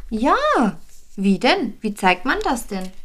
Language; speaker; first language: German; native; German